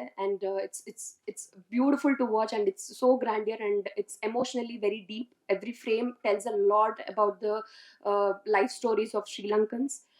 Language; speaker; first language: Tamil; non-native, fluent; Telugu